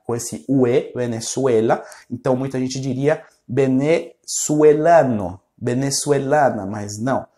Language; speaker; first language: Portuguese; non-native, fluent; Spanish